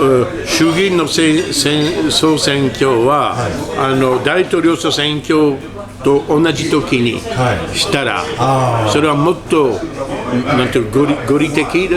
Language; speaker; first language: Japanese; non-native, learner; French